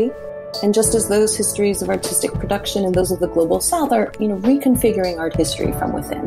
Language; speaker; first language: English; native; English